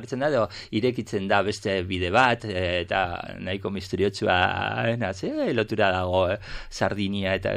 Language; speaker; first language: Basque; non-native, local second language; Spanish